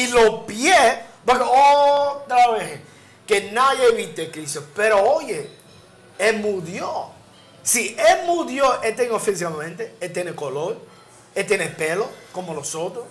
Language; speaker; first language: Spanish; non-native, learner; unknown